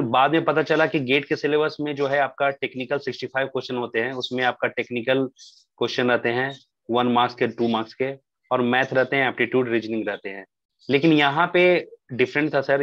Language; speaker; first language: Hindi; native; Hindi